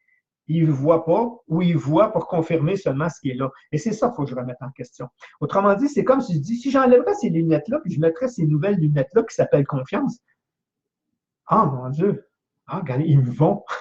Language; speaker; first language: French; native; French